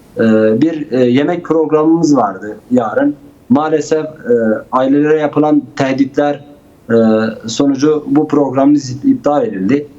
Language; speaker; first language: Turkish; non-native, local second language; Kurdish